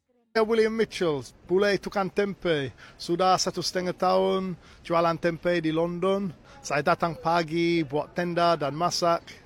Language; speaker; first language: Indonesian; non-native, learner; English